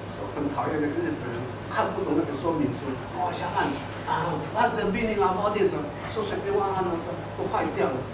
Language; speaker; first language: Chinese; non-native, local second language; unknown